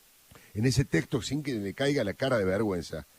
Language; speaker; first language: Spanish; native; Spanish